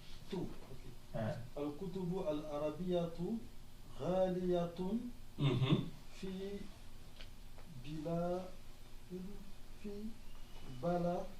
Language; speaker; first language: Arabic; non-native, learner; French